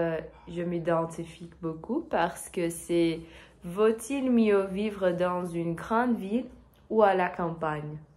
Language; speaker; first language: French; non-native, learner; Portuguese